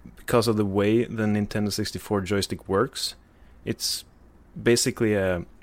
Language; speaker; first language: English; non-native, fluent; Norwegian